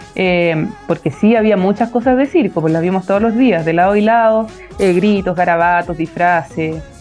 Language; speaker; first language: Spanish; native; Spanish